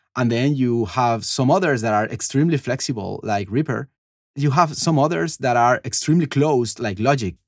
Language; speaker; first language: English; non-native, fluent; Spanish